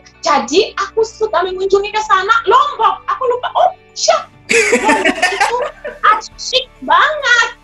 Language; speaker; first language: Indonesian; non-native, fluent; Shona